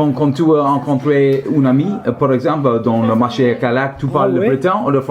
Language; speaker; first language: French; non-native, learner; English